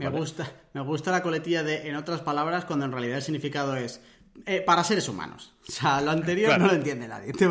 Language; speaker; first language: Spanish; native; Spanish